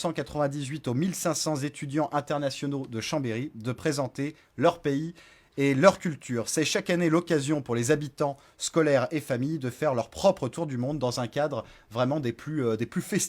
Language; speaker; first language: French; native; French